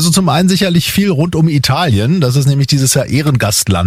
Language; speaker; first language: German; native; German